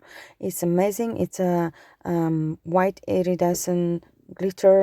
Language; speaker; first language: English; non-native, fluent; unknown